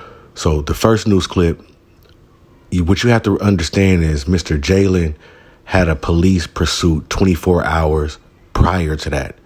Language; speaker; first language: English; native; English